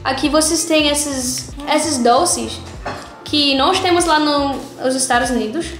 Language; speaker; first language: Portuguese; non-native, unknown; English